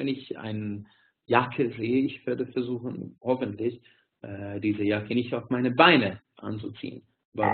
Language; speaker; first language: German; non-native, fluent; Hungarian